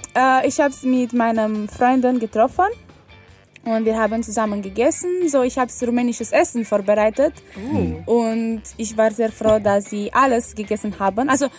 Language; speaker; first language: German; non-native, learner; Romanian